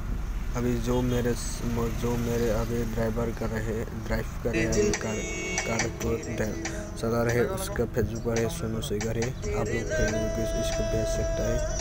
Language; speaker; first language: Hindi; non-native, local second language; Assamese